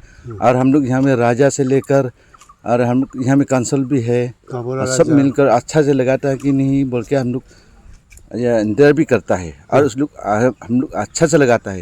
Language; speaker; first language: Hindi; non-native, local second language; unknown